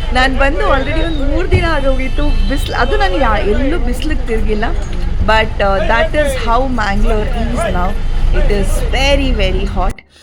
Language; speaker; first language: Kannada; non-native, local second language; Tulu